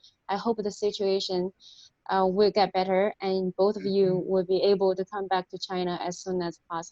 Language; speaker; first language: English; non-native, fluent; Chinese